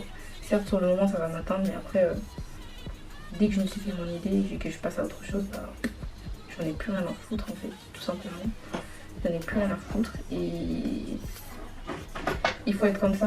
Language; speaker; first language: French; native; French